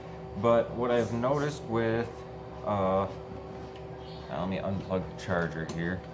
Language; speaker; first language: English; native; English